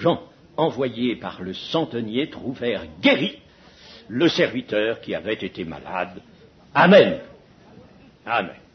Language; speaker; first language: French; native; French